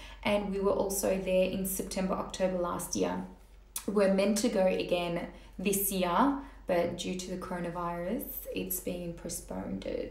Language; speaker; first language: English; early bilingual, other home language; Turkish